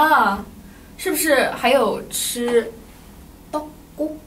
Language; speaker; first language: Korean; non-native, fluent; Chinese